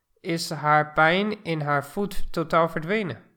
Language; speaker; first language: Dutch; non-native, fluent; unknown